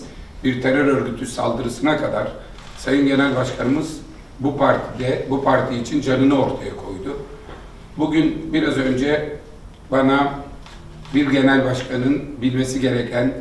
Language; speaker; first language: Turkish; native; Turkish